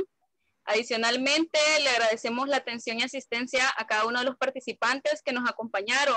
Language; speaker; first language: Spanish; native; Spanish